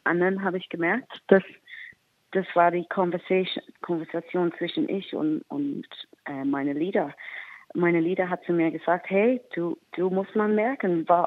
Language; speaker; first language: German; non-native, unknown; English